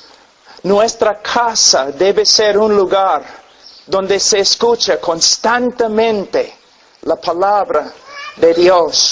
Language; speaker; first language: Spanish; non-native, fluent; English